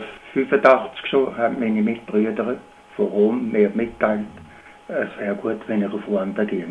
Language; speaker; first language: German; native; German